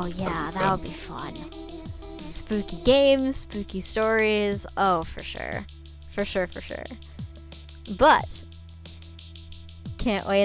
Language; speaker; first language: English; native; English